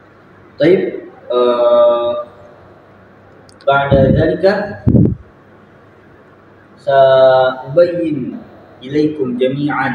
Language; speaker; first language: Arabic; non-native, learner; Indonesian